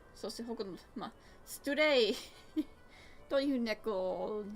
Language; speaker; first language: Japanese; non-native, learner; English